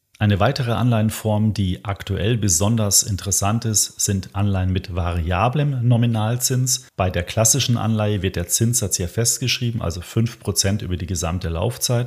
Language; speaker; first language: German; native; German